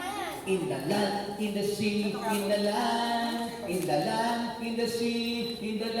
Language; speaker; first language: English; non-native, fluent; Filipino